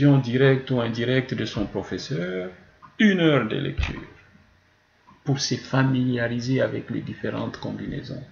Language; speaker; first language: French; non-native, local second language; Swahili